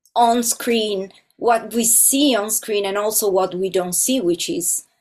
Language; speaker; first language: English; non-native, fluent; Italian